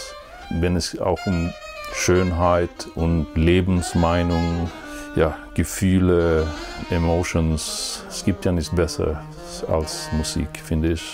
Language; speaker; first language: German; non-native, fluent; Swedish